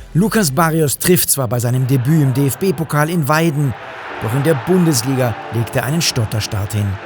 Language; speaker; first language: German; native; German